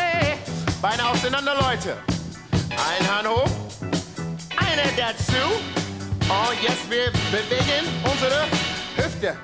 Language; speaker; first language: German; non-native, fluent; English